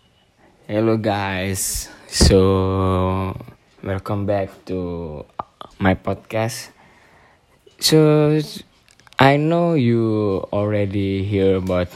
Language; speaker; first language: English; non-native, learner; Indonesian